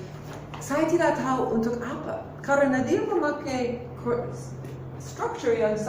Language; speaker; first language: Indonesian; non-native, fluent; English